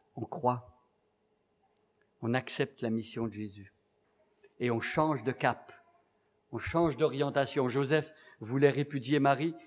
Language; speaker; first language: French; native; French